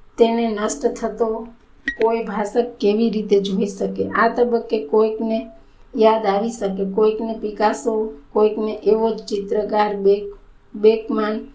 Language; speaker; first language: Gujarati; native; Gujarati